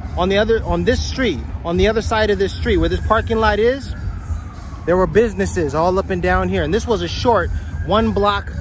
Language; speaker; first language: English; native; English